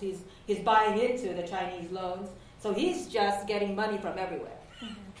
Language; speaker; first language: English; non-native, local second language; Waray